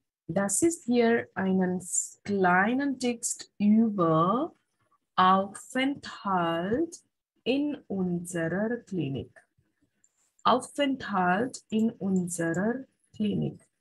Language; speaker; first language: German; non-native, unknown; Hindi